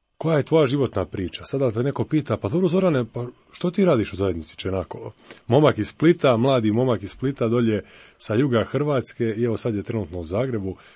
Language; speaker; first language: Croatian; native; Croatian